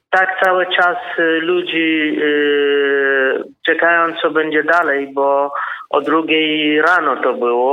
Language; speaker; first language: Polish; non-native, learner; Kurdish